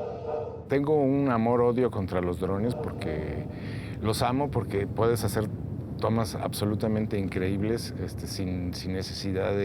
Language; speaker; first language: Spanish; native; Spanish